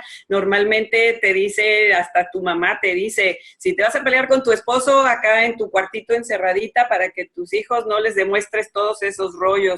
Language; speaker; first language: Spanish; native; Spanish